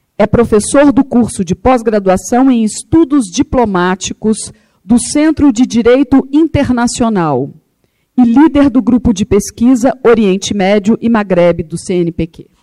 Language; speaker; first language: Portuguese; native; Portuguese